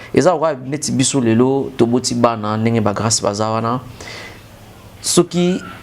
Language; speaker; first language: Lingala; native; Lingala